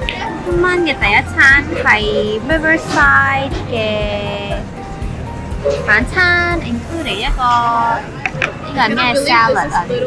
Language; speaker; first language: Chinese; native; Chinese